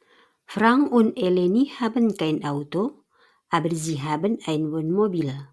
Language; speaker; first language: German; non-native, learner; Indonesian